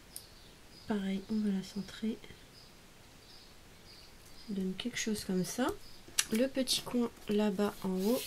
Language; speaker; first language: French; native; French